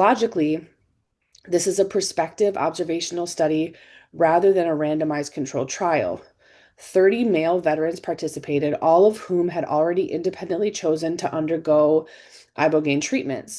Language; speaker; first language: English; native; English